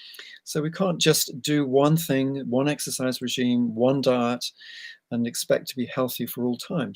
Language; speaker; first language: English; native; English